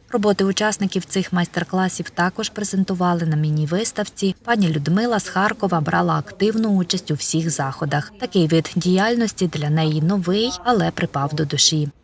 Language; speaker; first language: Ukrainian; native; Ukrainian